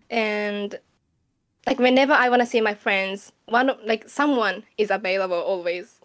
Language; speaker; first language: English; non-native, fluent; Japanese